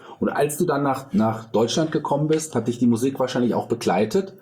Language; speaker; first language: German; native; German